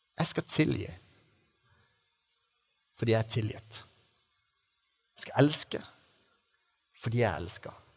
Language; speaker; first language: Norwegian; native; Norwegian